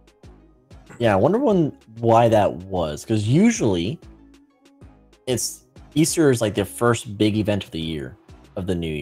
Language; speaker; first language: English; native; English